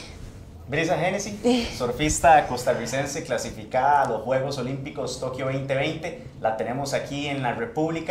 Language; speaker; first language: Spanish; native; Spanish